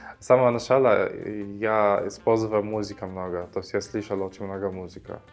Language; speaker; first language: Russian; non-native, fluent; Arabic